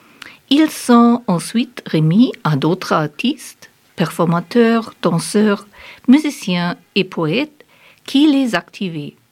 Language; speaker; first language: French; non-native, learner; German